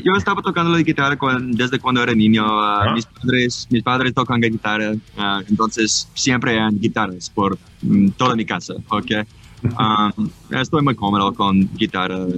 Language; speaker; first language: Spanish; non-native, learner; English